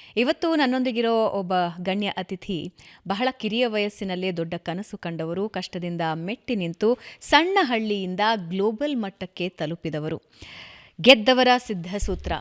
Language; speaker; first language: Kannada; native; Kannada